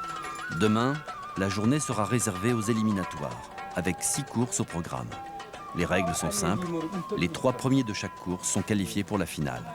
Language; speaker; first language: French; native; French